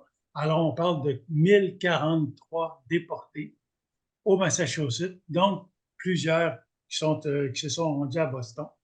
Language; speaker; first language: French; native; French